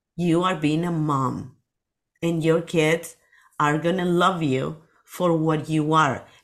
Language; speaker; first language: English; non-native, fluent; Spanish